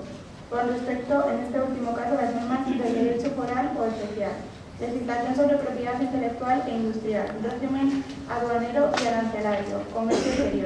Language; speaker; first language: Spanish; native; Spanish